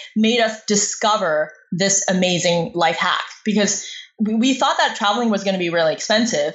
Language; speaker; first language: English; non-native, fluent; Chinese